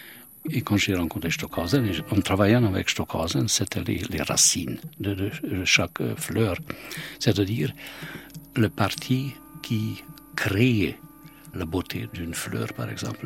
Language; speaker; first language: French; non-native, fluent; Hungarian